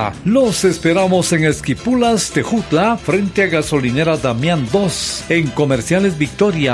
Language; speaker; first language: Spanish; native; Spanish